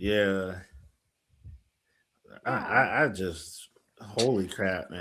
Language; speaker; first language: English; native; English